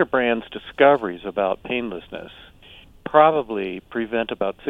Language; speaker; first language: English; native; English